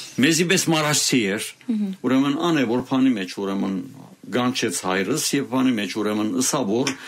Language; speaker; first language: Armenian; native; Armenian